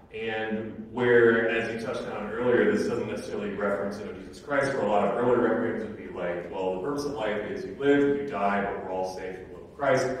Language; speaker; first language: English; native; English